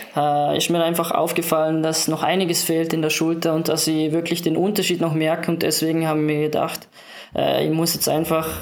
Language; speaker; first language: German; native; German